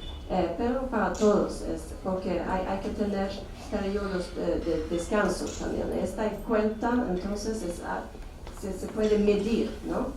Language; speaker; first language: Spanish; non-native, fluent; Swedish